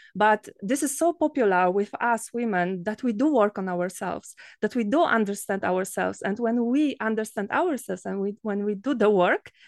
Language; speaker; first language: English; non-native, fluent; Polish